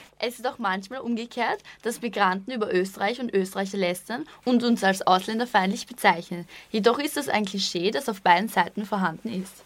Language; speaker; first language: German; native; German